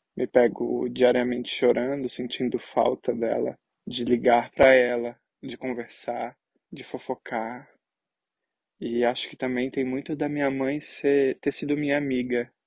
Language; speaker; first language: Portuguese; native; Portuguese